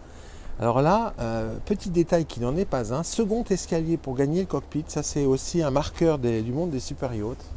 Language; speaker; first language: French; native; French